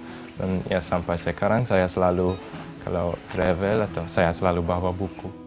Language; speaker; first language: Indonesian; non-native, fluent; German